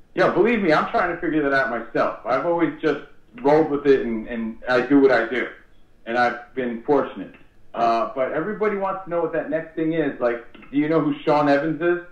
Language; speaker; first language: English; native; English